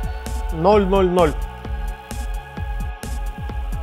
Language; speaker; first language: Russian; native; Russian